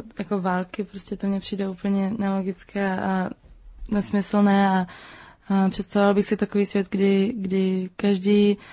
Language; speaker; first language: Czech; native; Czech